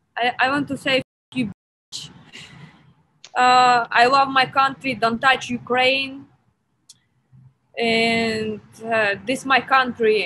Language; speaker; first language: English; non-native, learner; Ukrainian